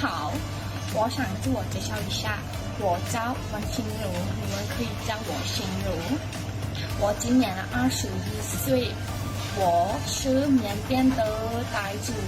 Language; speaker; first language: Chinese; non-native, learner; Shan